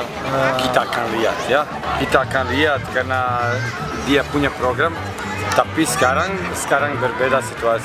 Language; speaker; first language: Indonesian; non-native, learner; Serbian